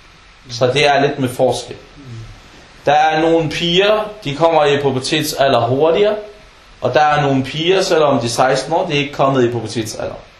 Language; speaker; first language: Danish; non-native, fluent; Arabic